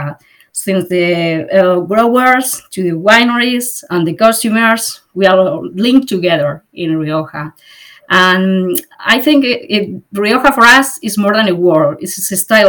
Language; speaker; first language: English; non-native, fluent; Spanish